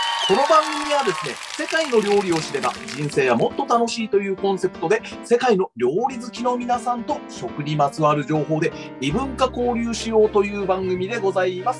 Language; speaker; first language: Japanese; native; Japanese